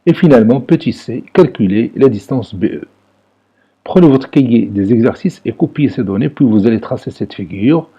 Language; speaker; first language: French; non-native, local second language; Arabic